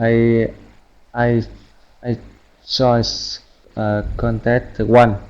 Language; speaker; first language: English; non-native, learner; Vietnamese